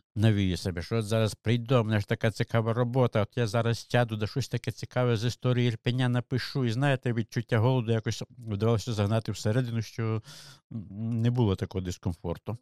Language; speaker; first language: Ukrainian; native; Ukrainian